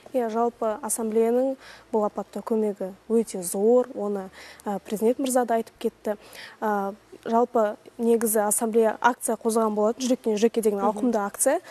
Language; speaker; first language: Kazakh; non-native, local second language; Russian